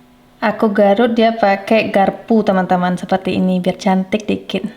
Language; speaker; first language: Indonesian; native; Indonesian